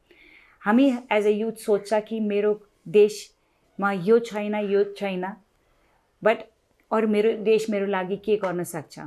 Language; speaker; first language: Nepali; non-native, local second language; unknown